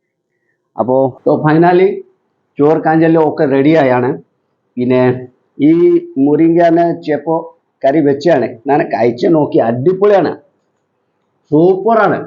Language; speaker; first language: Malayalam; non-native, fluent; Odia